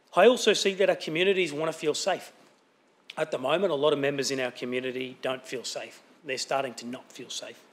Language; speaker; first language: English; native; English